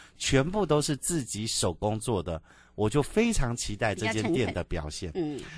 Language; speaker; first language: Chinese; native; Chinese